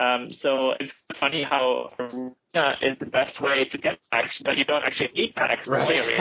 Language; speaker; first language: English; non-native, fluent; Dutch